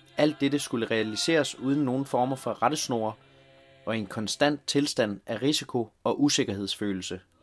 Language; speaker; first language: Danish; native; Danish